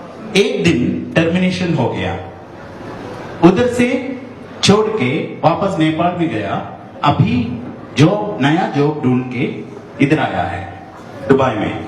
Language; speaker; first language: Hindi; non-native, fluent; Bangla